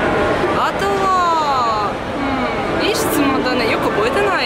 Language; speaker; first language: Japanese; non-native, learner; Russian